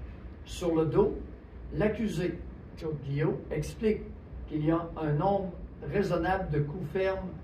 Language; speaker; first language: French; native; French